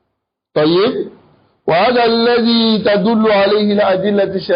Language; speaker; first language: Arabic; non-native, fluent; French